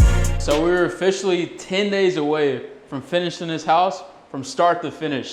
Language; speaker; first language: English; native; English